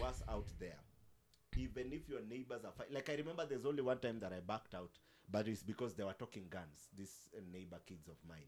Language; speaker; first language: English; non-native, local second language; Swahili